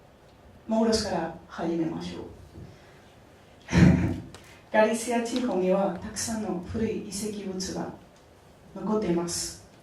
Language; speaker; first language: Japanese; non-native, fluent; Spanish